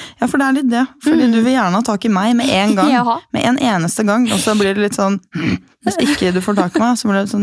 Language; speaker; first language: Norwegian; native; Norwegian